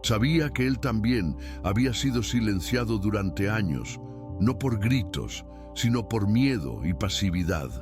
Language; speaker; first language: Spanish; native; Spanish